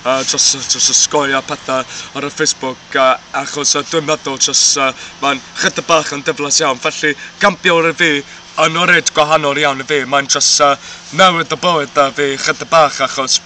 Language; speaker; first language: Welsh; non-native, learner; English